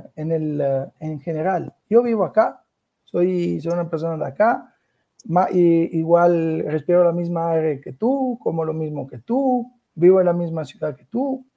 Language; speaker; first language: Spanish; non-native, fluent; Italian